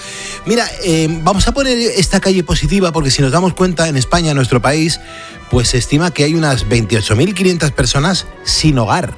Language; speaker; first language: Spanish; native; Spanish